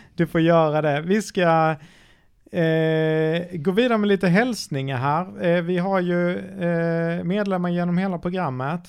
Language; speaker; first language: Swedish; native; Swedish